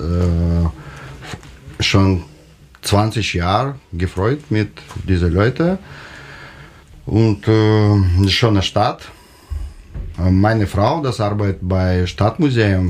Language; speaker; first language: German; non-native, learner; Russian